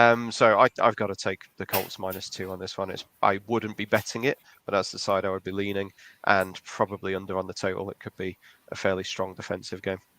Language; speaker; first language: English; native; English